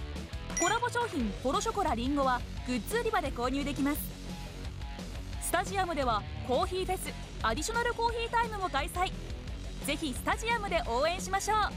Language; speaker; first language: Japanese; native; Japanese